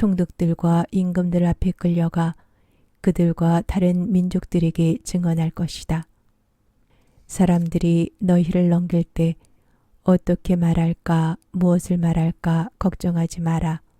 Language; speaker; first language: Korean; native; Korean